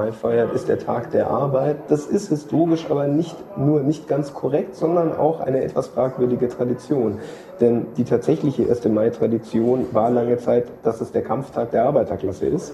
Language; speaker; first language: German; native; German